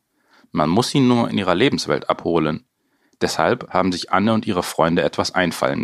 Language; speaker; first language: German; native; German